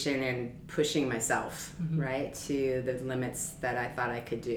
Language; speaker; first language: English; native; English